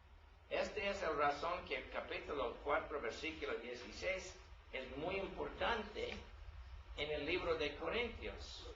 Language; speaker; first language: Spanish; non-native, learner; English